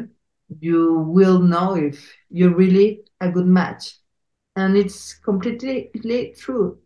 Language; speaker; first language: English; non-native, fluent; Spanish